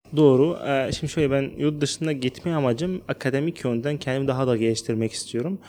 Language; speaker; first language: Turkish; non-native, fluent; Arabic